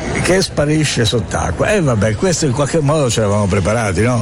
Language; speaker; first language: Italian; native; Italian